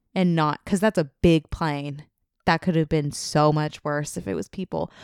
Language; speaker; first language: English; native; English